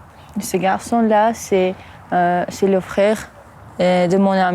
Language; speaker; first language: French; non-native, fluent; Armenian